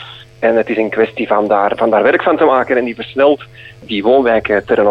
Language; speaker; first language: Dutch; native; Dutch